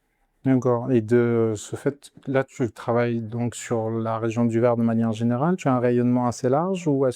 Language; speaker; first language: French; native; French